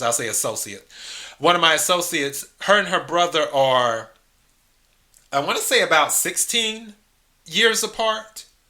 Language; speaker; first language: English; native; English